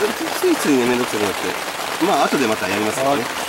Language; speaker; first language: Japanese; native; Japanese